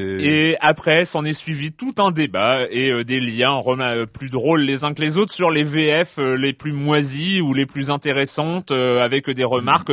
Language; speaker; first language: French; native; French